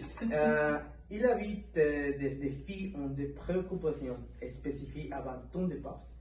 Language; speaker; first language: French; non-native, learner; Spanish